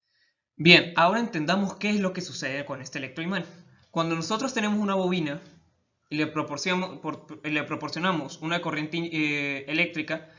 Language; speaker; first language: Spanish; native; Spanish